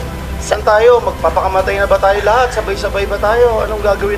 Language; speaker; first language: Filipino; native; Filipino